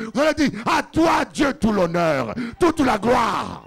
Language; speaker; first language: French; non-native, local second language; Lingala